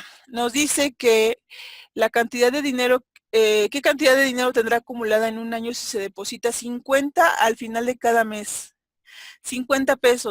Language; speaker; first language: Spanish; native; Spanish